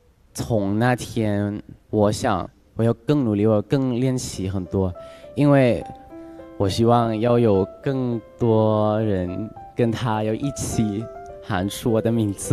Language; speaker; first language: Chinese; non-native, learner; Thai